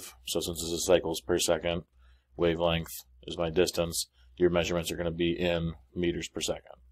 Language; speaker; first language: English; native; English